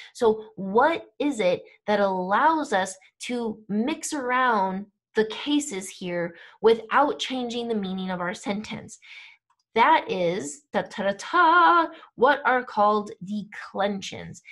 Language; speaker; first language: English; native; English